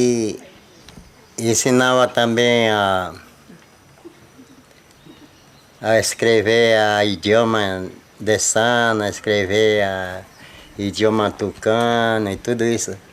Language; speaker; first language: Portuguese; non-native, local second language; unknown